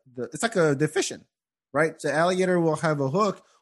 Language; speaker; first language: English; non-native, fluent; Wolof